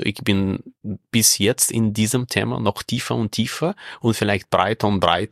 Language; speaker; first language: German; non-native, fluent; Russian